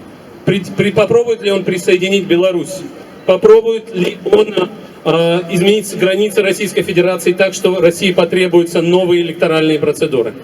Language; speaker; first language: Russian; native; Russian